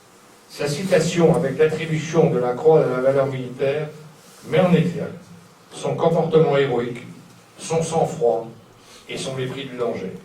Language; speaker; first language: French; native; French